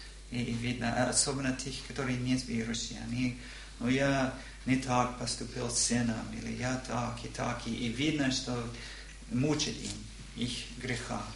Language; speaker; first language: Russian; non-native, learner; English